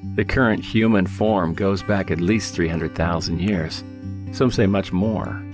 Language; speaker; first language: English; native; English